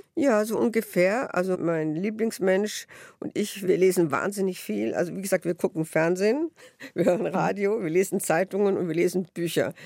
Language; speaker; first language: German; native; German